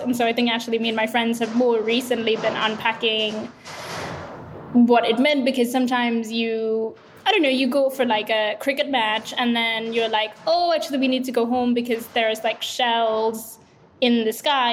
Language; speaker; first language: English; non-native, local second language; Sinhala